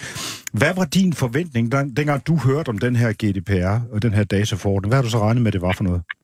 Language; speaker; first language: Danish; native; Danish